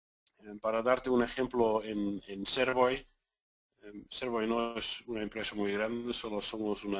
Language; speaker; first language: Spanish; non-native, fluent; Dutch